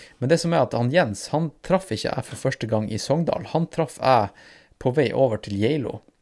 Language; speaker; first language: Norwegian; native; Norwegian